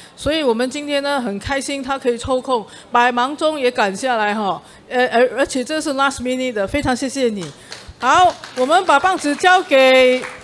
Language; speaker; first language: Chinese; native; Chinese